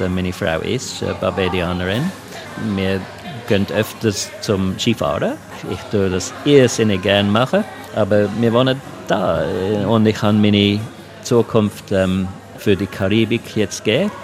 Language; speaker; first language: German; non-native, local second language; English